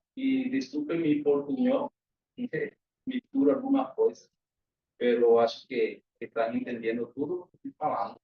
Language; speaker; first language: Portuguese; non-native, learner; Spanish